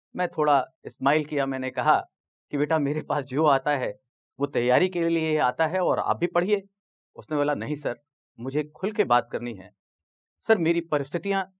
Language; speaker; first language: Hindi; native; Hindi